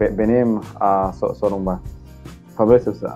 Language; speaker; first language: Turkish; non-native, learner; Portuguese